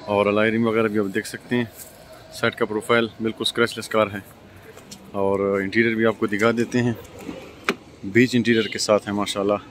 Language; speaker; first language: Urdu; non-native, local second language; Pashto